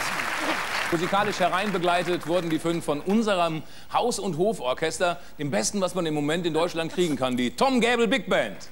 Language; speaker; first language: German; native; German